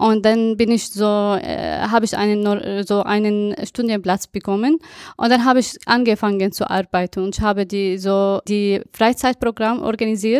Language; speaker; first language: German; non-native, fluent; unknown